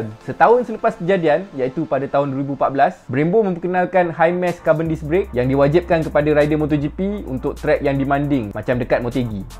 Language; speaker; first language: Malay; native; Malay